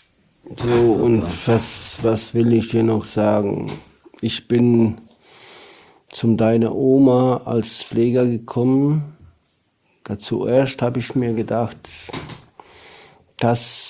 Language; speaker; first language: German; non-native, learner; Polish